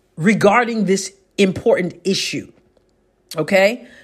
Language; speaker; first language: English; native; English